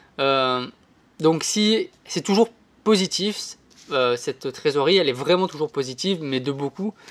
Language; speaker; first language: French; native; French